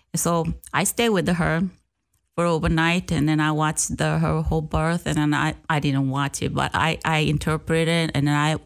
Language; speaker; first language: English; non-native, learner; Korean